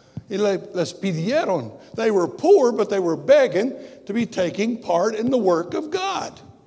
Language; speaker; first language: English; native; English